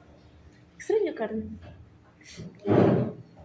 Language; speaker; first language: Spanish; native; Spanish